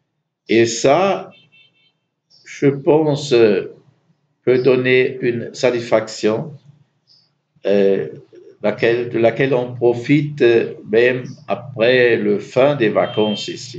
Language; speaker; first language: French; non-native, fluent; German